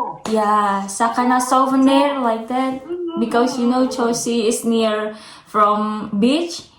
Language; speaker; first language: English; non-native, learner; Indonesian